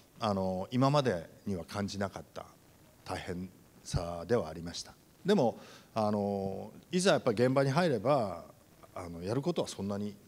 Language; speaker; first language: Japanese; native; Japanese